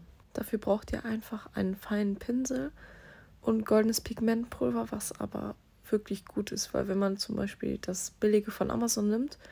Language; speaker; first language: German; native; German